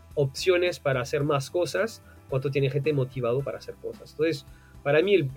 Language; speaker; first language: Spanish; non-native, fluent; French